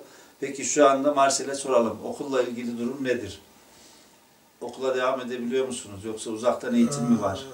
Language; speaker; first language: Turkish; native; Turkish